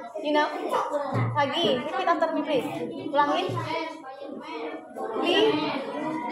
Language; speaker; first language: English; non-native, fluent; Indonesian